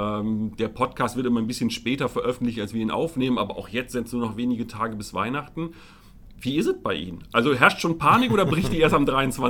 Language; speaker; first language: German; native; German